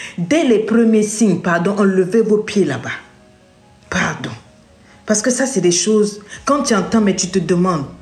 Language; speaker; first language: French; non-native, local second language; Lingala